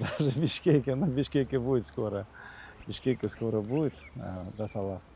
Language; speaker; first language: Russian; non-native, local second language; Kyrgyz